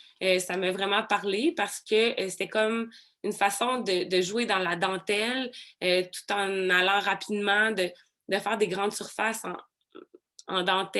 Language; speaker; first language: French; native; French